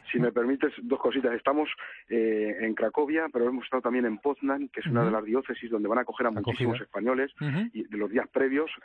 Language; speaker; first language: Spanish; native; Spanish